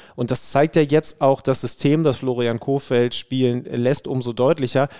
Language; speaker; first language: German; non-native, fluent; Danish